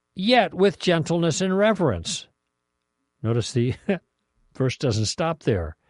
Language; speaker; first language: English; native; English